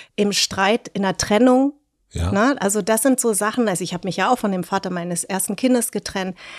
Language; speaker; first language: German; early bilingual, other home language; Vietnamese